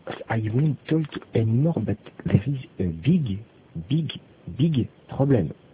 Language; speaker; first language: English; non-native, learner; French